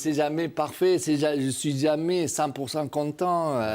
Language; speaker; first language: French; non-native, fluent; Spanish